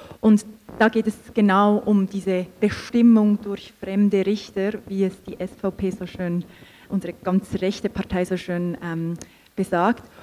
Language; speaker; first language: German; native; German